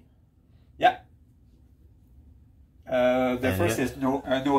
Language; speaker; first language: English; non-native, learner; French